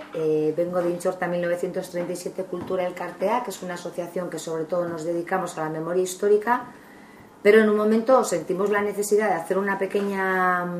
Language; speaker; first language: Spanish; non-native, local second language; Basque